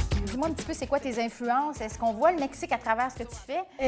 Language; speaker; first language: French; native; French